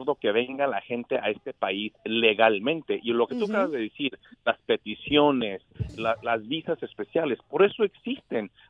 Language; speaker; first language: Spanish; early bilingual, heritage; Spanish